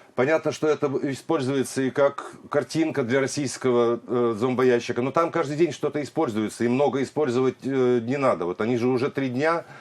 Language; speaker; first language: Russian; native; Russian